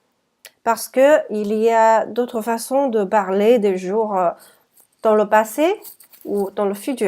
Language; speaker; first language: French; non-native, fluent; Chinese